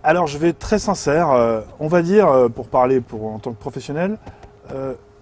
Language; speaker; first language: French; native; French